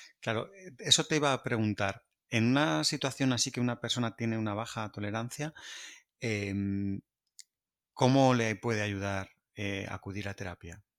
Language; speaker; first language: Spanish; native; Spanish